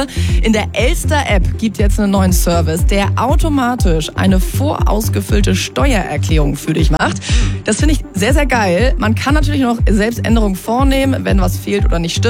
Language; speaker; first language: German; native; German